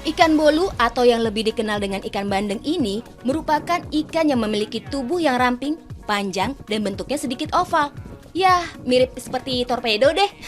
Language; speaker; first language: Indonesian; native; Indonesian